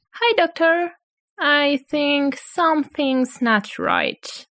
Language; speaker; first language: English; non-native, fluent; Polish